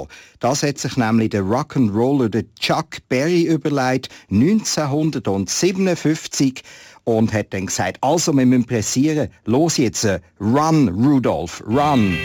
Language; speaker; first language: German; native; German